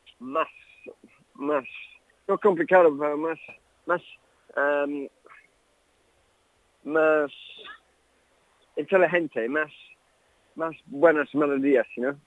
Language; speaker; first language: Spanish; non-native, learner; English